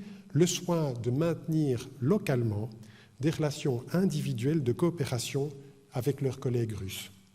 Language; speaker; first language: French; native; French